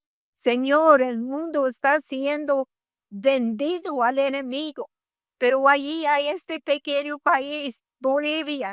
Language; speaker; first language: Spanish; non-native, fluent; English